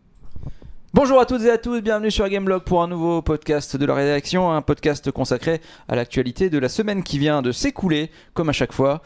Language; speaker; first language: French; native; French